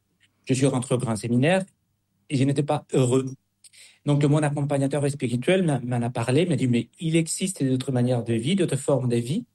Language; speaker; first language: French; non-native, fluent; Spanish